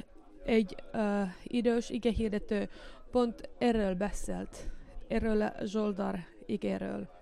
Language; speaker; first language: Hungarian; non-native, learner; Finnish